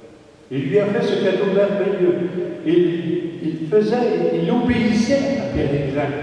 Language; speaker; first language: French; native; French